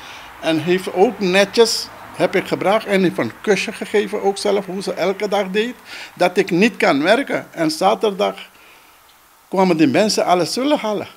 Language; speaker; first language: Dutch; non-native, local second language; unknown